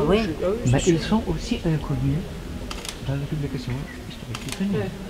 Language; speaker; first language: French; non-native, learner; Ukrainian